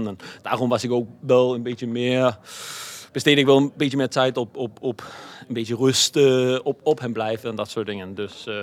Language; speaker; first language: Dutch; non-native, fluent; Danish